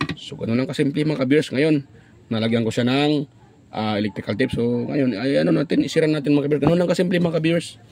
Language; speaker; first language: Filipino; non-native, local second language; Cebuano